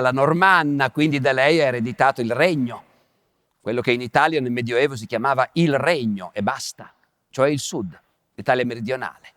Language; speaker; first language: Italian; native; Italian